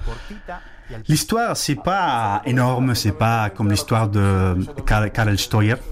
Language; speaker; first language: French; non-native, fluent; Spanish